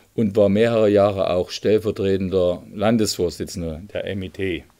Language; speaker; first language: German; native; German